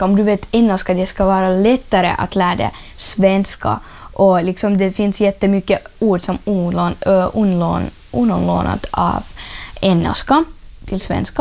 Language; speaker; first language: Swedish; non-native, fluent; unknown